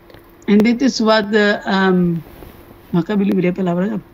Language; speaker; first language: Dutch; non-native, local second language; Papiamento